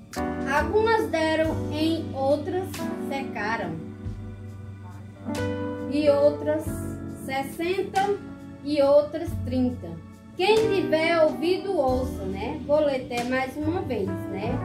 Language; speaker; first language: Portuguese; native; Portuguese